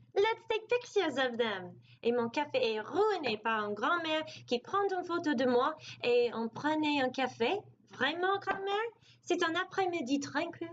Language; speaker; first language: French; non-native, learner; English